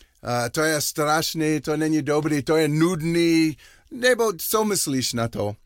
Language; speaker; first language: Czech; non-native, learner; English